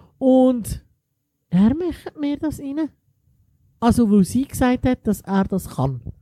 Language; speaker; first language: German; early bilingual, other home language; Italian